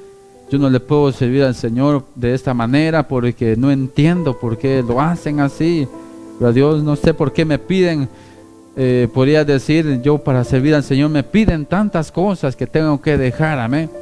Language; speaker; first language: Spanish; native; Spanish